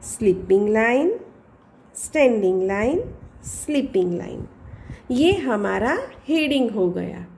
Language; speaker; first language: Hindi; non-native, local second language; Gujarati